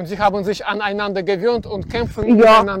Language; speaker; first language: German; non-native, fluent; Russian